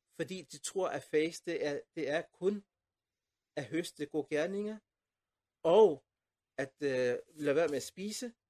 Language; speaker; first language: Danish; non-native, fluent; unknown